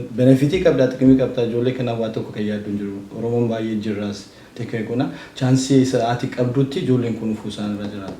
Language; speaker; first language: Oromo; early bilingual, heritage; Oromo